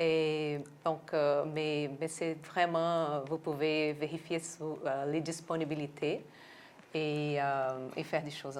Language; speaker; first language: French; non-native, local second language; English